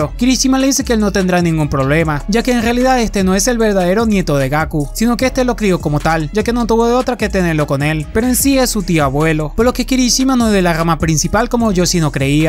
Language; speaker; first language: Spanish; native; Spanish